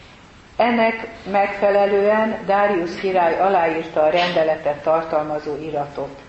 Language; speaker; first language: Hungarian; native; Hungarian